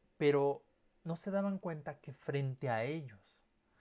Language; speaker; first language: Spanish; native; Spanish